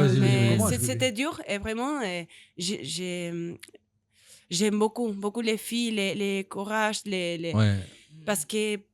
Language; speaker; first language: French; non-native, learner; Spanish